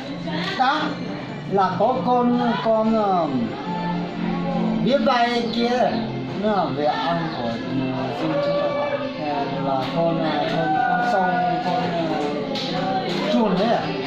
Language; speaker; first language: Vietnamese; non-native, local second language; Hmong